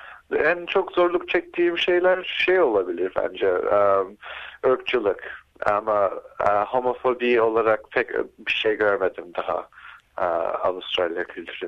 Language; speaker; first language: Turkish; early bilingual, heritage; Turkish